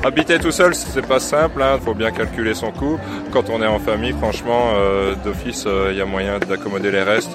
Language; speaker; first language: French; native; French